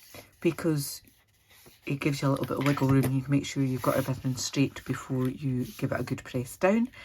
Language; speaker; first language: English; native; English